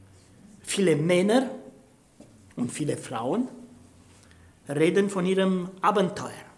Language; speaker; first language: German; non-native, fluent; Romanian